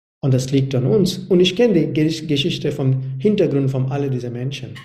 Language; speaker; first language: German; non-native, learner; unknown